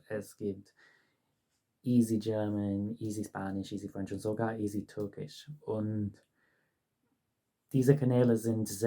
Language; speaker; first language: German; non-native, fluent; English